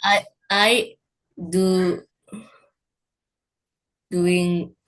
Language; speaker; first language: English; non-native, learner; Indonesian